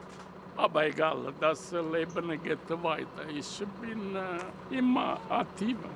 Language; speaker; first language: German; non-native, learner; Italian